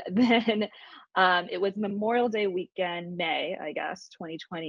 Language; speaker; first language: English; native; English